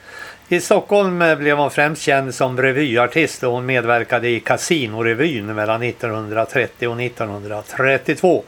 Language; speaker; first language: Swedish; native; Swedish